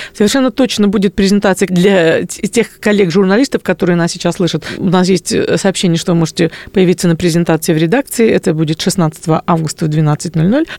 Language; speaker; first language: Russian; native; Russian